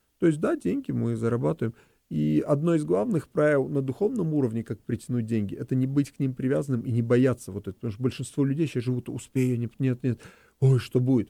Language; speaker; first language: Russian; native; Russian